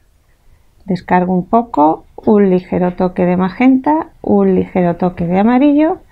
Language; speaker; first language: Spanish; native; Spanish